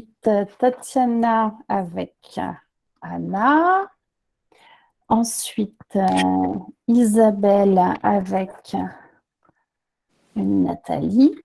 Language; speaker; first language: French; native; French